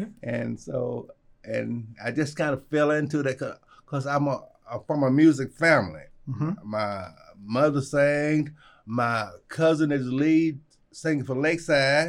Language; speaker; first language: English; native; English